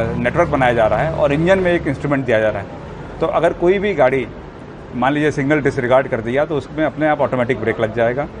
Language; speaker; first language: Hindi; native; Hindi